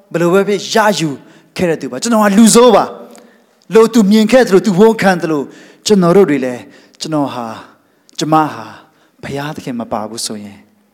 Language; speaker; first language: Burmese; non-native, local second language; Hakha Chin